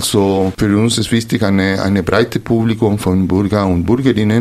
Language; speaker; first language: German; non-native, fluent; Spanish